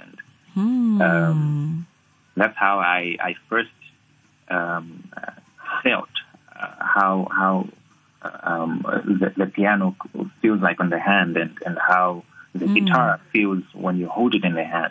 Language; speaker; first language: English; non-native, local second language; Nyanja